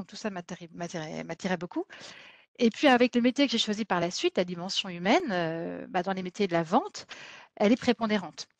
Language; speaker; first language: French; native; French